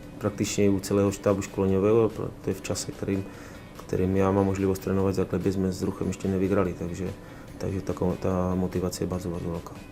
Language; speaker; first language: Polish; non-native, learner; Czech